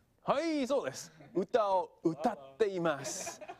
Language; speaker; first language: Japanese; non-native, fluent; English